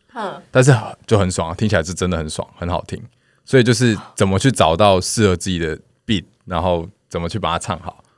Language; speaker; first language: Chinese; non-native, local second language; Min Nan Chinese